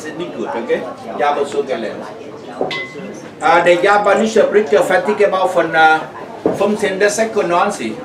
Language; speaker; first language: German; non-native, learner; Vietnamese